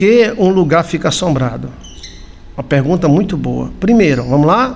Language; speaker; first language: Portuguese; native; Portuguese